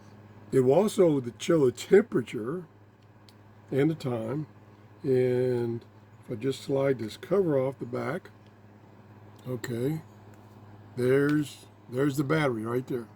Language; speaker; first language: English; native; English